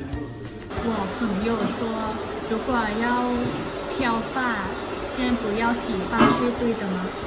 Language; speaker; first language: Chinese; non-native, learner; Thai